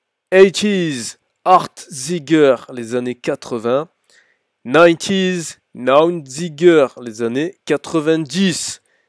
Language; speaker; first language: French; native; French